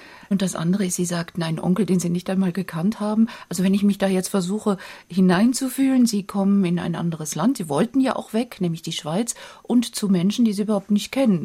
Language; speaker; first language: German; native; German